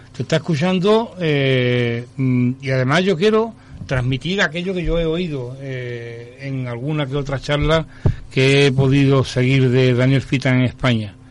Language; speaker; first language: Spanish; native; Spanish